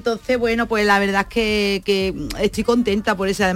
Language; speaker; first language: Spanish; native; Spanish